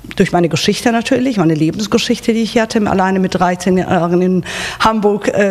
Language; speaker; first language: German; non-native, fluent; Persian